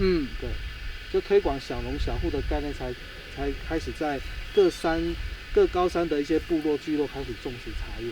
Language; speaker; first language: Chinese; native; Chinese